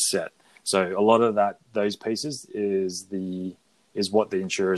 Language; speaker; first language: English; native; English